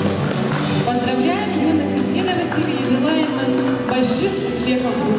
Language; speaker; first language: Russian; native; Russian